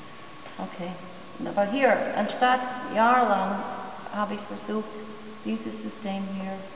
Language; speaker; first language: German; non-native, learner; English